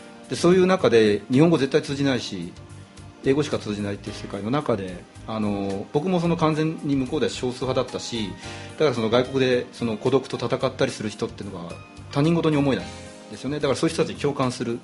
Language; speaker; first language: Japanese; native; Japanese